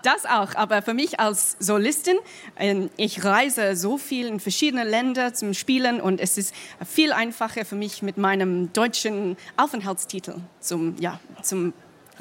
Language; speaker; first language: German; non-native, fluent; English